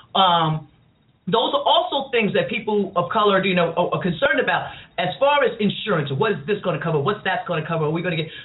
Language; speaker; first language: English; native; English